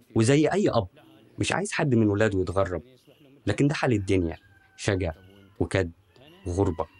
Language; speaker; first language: Arabic; native; Arabic